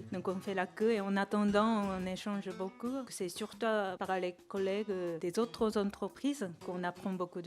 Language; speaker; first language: French; non-native, fluent; Japanese